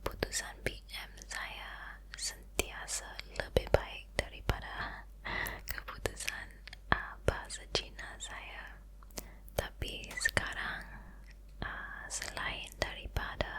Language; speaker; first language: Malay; non-native, local second language; Chinese